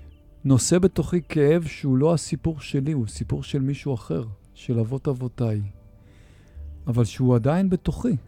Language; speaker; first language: Hebrew; native; Hebrew